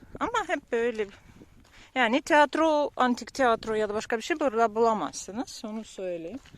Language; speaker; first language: Turkish; non-native, learner; Russian